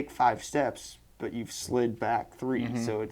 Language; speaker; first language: English; native; English